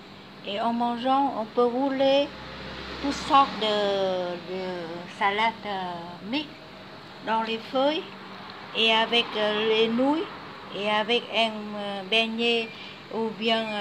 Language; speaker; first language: French; non-native, fluent; Vietnamese